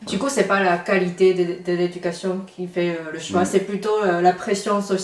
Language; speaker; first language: French; non-native, fluent; Chinese